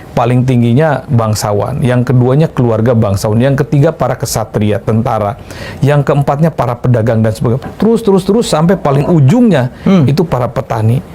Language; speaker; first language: Indonesian; native; Indonesian